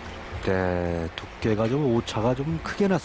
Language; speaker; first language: Korean; native; Korean